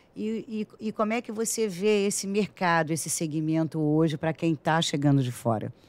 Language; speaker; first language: Portuguese; native; Portuguese